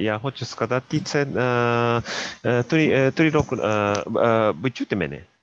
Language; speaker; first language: Ukrainian; non-native, learner; Japanese